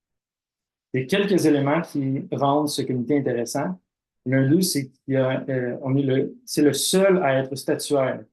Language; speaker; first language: French; native; French